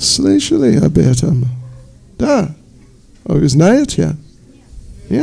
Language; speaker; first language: Russian; non-native, learner; English